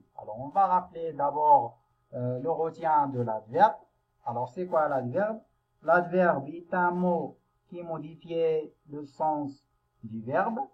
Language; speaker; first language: French; non-native, local second language; Arabic